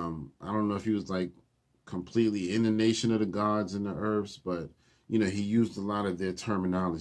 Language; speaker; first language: English; native; English